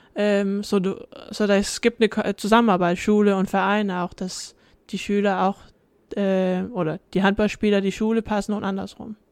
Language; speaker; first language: German; early bilingual, heritage; Danish